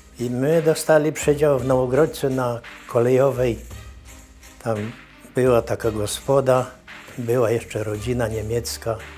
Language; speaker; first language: Polish; early bilingual, heritage; Polish